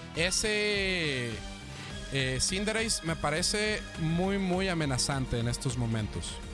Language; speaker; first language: Spanish; native; Spanish